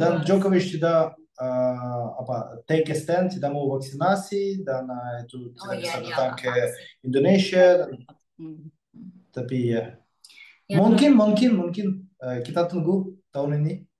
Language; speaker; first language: Indonesian; non-native, fluent; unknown